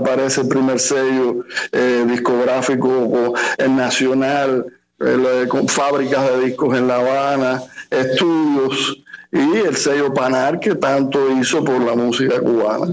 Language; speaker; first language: Spanish; native; Spanish